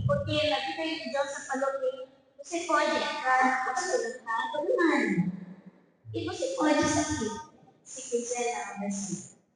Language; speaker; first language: Portuguese; non-native, fluent; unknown